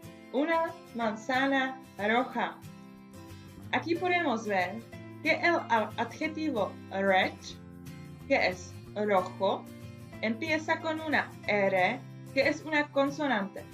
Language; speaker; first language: Spanish; non-native, fluent; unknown